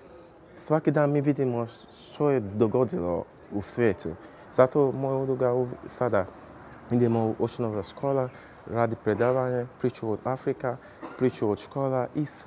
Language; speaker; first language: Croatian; non-native, learner; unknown